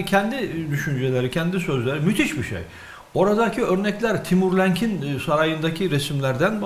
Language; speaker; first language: Turkish; native; Turkish